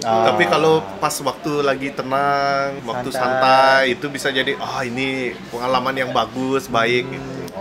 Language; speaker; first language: Indonesian; non-native, local second language; Balinese